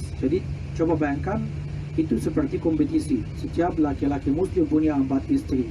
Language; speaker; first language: Indonesian; non-native, fluent; Arabic